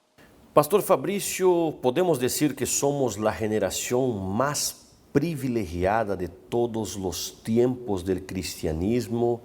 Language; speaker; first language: Spanish; non-native, fluent; Portuguese